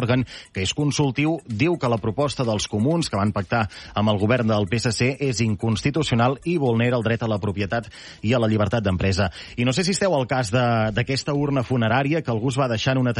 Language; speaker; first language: Catalan; native; Catalan